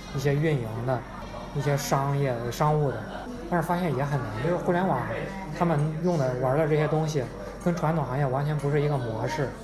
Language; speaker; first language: Chinese; native; Chinese